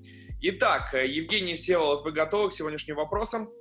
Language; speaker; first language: Russian; native; Russian